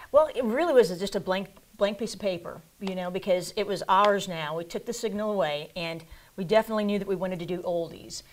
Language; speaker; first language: English; native; English